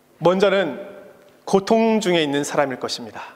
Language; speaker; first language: Korean; native; Korean